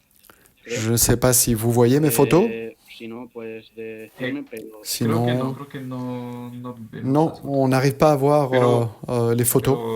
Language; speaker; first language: French; non-native, fluent; Spanish